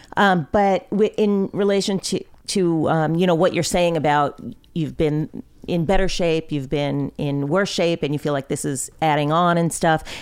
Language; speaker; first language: English; native; English